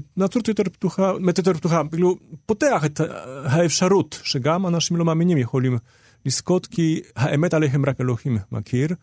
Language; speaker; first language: Hebrew; non-native, fluent; Polish